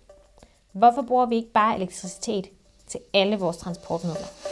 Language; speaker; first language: Danish; native; Danish